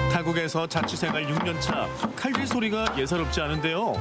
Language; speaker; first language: Korean; native; Korean